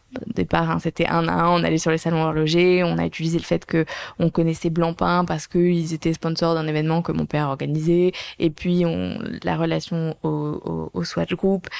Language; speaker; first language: French; native; French